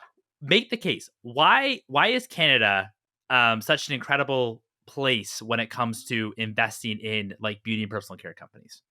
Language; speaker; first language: English; native; English